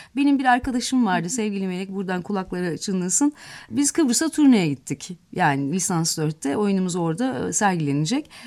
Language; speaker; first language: Turkish; native; Turkish